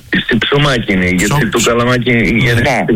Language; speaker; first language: Greek; early bilingual, heritage; Greek